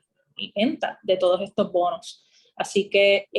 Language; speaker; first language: Spanish; native; Spanish